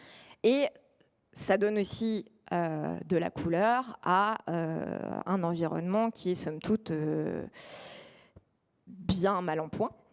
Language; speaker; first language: French; native; French